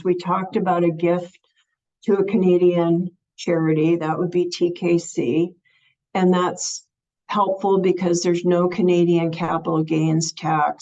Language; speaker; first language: English; native; English